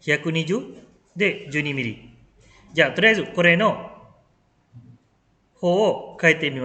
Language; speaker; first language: Japanese; non-native, fluent; Malay